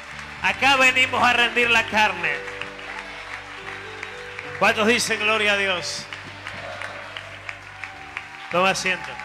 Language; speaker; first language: Spanish; native; Spanish